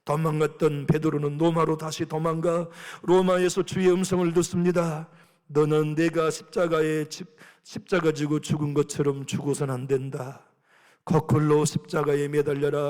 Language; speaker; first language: Korean; native; Korean